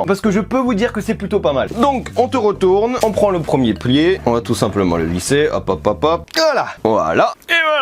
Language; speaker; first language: French; native; French